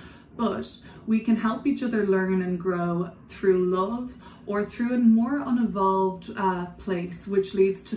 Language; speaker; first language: English; native; English